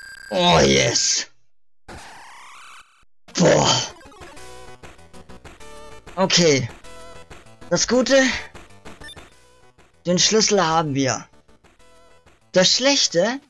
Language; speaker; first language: German; native; German